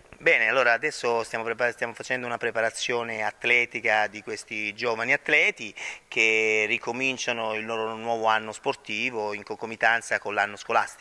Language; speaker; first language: Italian; native; Italian